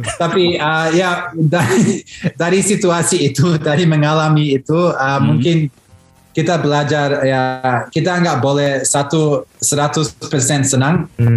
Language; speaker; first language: Indonesian; early bilingual, heritage; Indonesian